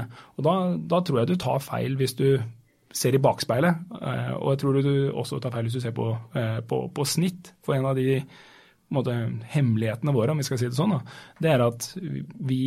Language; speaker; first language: Norwegian; native; Norwegian